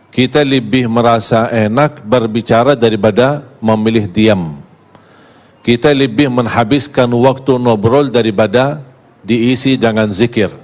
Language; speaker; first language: Malay; non-native, fluent; Arabic